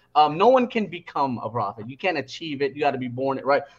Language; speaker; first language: English; native; English